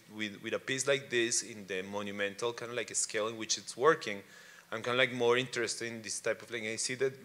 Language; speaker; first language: English; non-native, fluent; Spanish